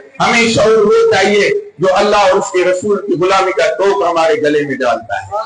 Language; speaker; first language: Urdu; non-native, local second language; Sindhi